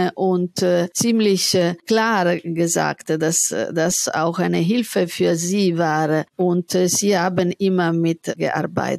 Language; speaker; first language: German; non-native, fluent; Italian